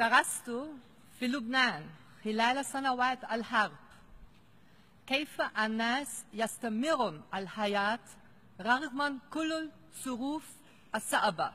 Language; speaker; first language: Arabic; non-native, fluent; German